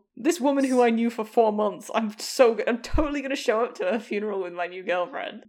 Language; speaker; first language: English; native; English